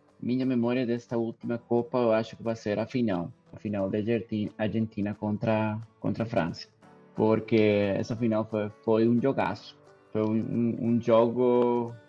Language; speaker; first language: Portuguese; non-native, fluent; Spanish